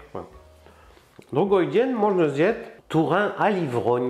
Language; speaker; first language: Russian; non-native, learner; French